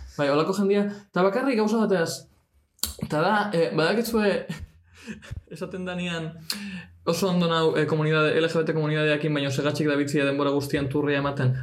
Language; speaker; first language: Basque; non-native, local second language; Spanish